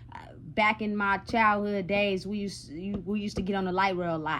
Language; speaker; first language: English; native; English